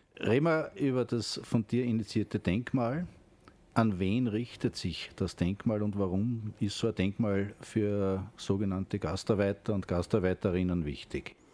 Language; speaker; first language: German; native; German